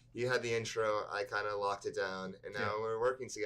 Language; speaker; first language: English; native; English